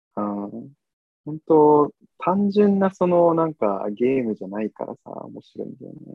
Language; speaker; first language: Japanese; native; Japanese